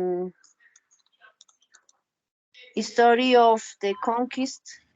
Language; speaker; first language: English; non-native, learner; Spanish